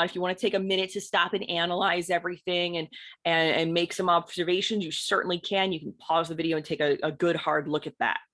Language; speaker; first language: English; native; English